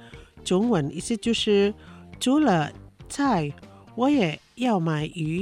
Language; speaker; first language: Chinese; non-native, fluent; Indonesian